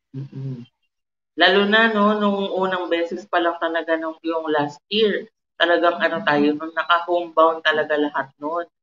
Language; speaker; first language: Filipino; native; Filipino